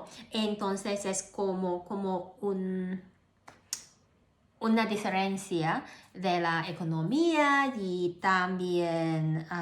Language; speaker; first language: Spanish; non-native, learner; Cantonese